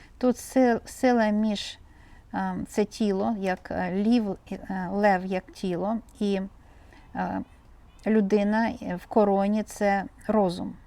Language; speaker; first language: Ukrainian; native; Ukrainian